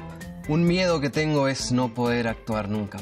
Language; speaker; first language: Spanish; native; Spanish